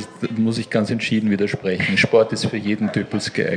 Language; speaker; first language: German; native; German